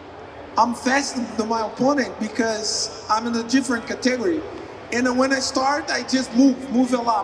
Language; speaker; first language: English; non-native, learner; Portuguese